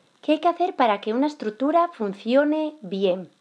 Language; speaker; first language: Spanish; native; Spanish